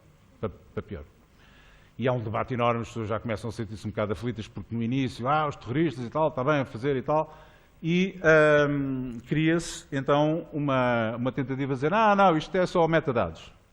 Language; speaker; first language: Portuguese; native; Portuguese